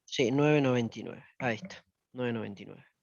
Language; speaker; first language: Spanish; native; Spanish